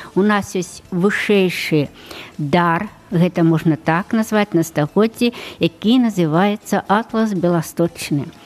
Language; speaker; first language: Belarusian; native; Belarusian